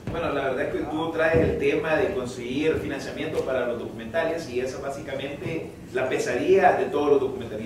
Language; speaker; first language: Spanish; native; Spanish